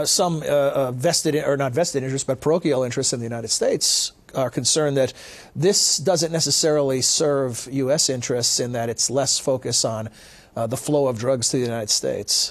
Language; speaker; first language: English; native; English